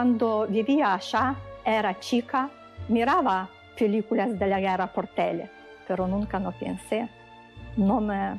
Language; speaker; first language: Spanish; non-native, learner; Ukrainian